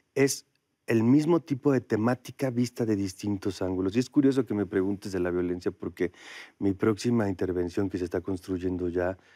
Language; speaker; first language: Spanish; native; Spanish